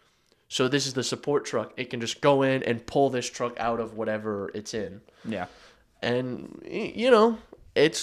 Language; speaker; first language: English; native; English